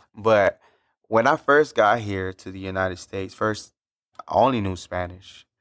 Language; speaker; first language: English; early bilingual, other home language; Spanish